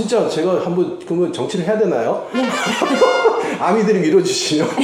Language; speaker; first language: Korean; native; Korean